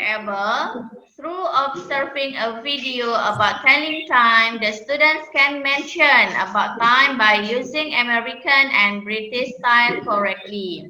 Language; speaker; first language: English; non-native, fluent; Indonesian